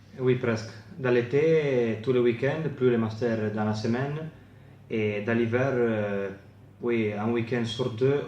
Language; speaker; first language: French; non-native, fluent; Italian